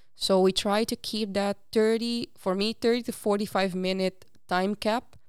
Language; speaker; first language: English; non-native, fluent; Papiamento